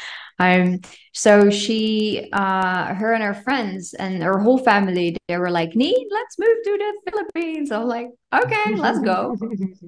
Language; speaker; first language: English; non-native, fluent; Dutch